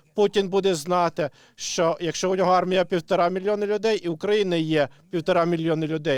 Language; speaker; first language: Ukrainian; non-native, local second language; Russian